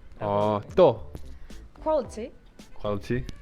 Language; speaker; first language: Korean; non-native, fluent; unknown